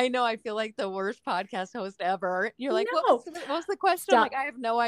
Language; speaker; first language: English; native; English